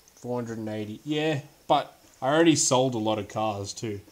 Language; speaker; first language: English; native; English